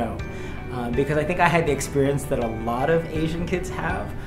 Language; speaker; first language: English; native; English